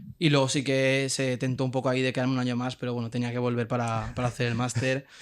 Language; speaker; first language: Spanish; native; Spanish